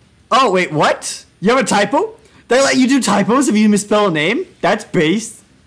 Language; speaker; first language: English; native; English